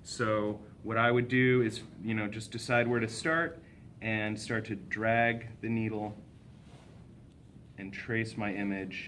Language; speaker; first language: English; native; English